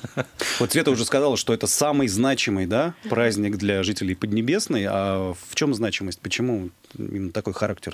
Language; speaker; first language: Russian; native; Russian